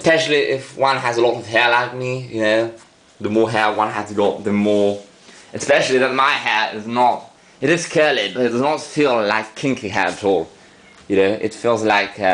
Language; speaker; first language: English; non-native, fluent; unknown